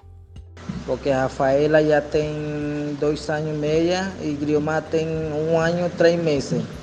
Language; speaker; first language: Portuguese; non-native, learner; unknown